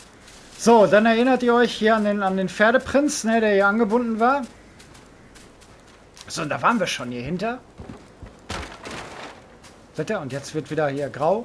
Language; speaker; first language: German; native; German